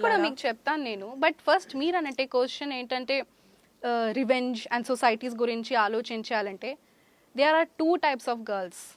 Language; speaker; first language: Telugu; non-native, fluent; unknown